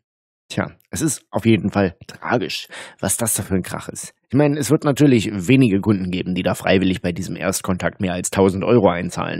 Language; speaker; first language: German; native; German